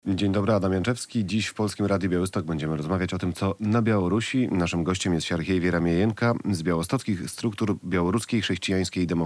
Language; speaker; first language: Polish; native; Polish